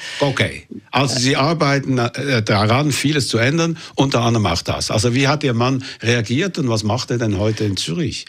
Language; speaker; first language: German; native; German